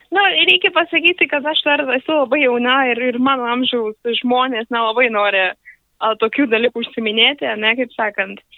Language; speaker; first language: Lithuanian; non-native, fluent; Spanish